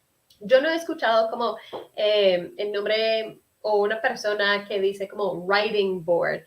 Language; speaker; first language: Spanish; non-native, fluent; English